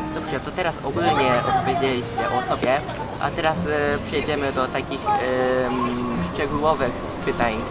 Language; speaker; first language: Polish; non-native, fluent; Japanese